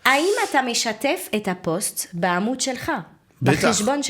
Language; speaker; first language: Hebrew; non-native, fluent; French